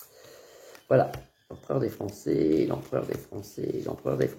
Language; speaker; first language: French; native; French